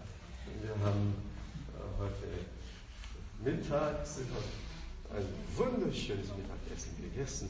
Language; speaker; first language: German; non-native, fluent; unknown